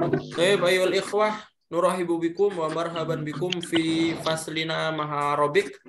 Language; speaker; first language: Arabic; non-native, fluent; Indonesian